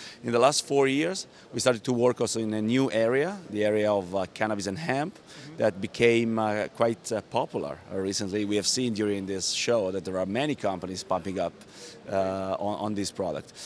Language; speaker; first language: English; non-native, fluent; Italian